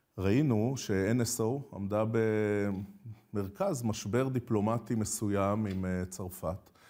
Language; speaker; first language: Hebrew; native; Hebrew